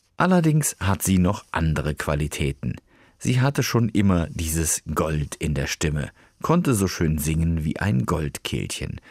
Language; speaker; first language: German; native; German